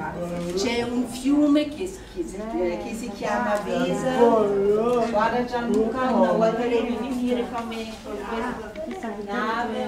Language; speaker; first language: Italian; non-native, fluent; German